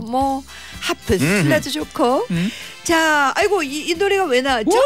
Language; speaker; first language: Korean; native; Korean